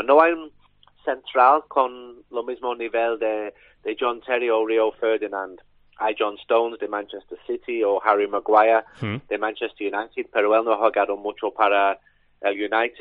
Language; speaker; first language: Spanish; non-native, learner; English